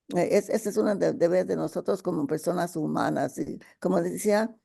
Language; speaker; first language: Spanish; early bilingual, heritage; Spanish